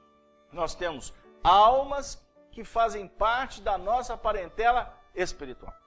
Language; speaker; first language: Portuguese; native; Portuguese